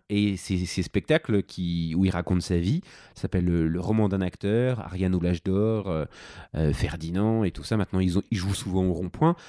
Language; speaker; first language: French; native; French